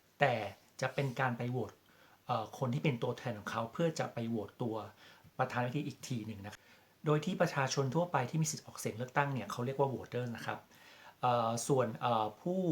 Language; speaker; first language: Thai; native; Thai